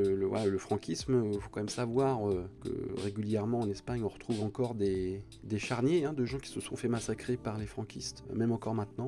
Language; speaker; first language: French; native; French